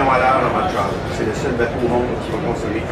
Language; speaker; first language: French; native; French